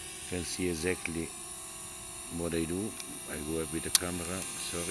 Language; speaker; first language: English; non-native, learner; Italian